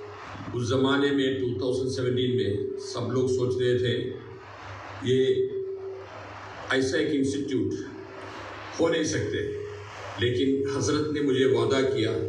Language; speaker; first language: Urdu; non-native, local second language; Malayalam